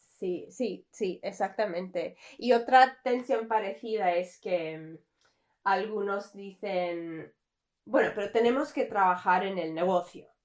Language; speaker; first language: Spanish; early bilingual, heritage; English